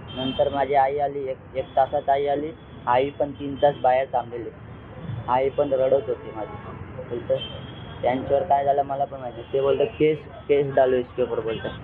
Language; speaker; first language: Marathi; native; Marathi